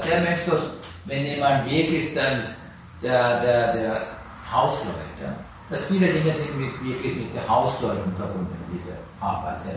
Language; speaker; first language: German; non-native, learner; Sinhala